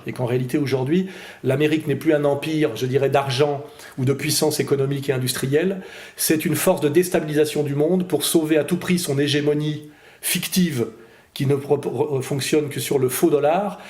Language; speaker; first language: French; native; French